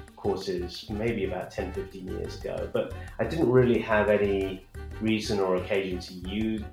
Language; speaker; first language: English; native; English